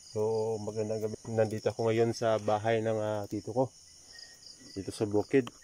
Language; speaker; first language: Filipino; non-native, local second language; Hiligaynon